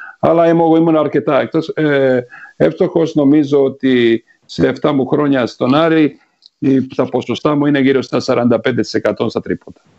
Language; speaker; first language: Greek; non-native, fluent; Serbian